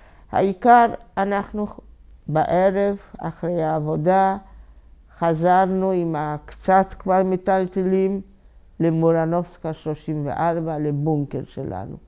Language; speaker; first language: Hebrew; non-native, fluent; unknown